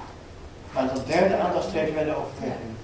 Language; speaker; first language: Dutch; native; Dutch